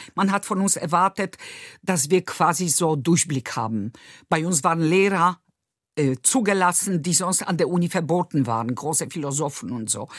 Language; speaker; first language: German; non-native, fluent; Polish